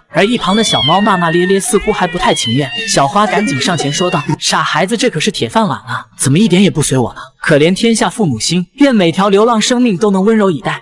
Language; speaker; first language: Chinese; native; Chinese